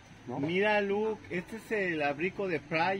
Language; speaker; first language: Spanish; native; Spanish